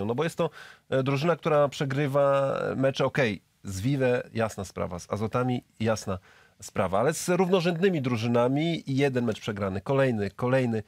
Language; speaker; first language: Polish; native; Polish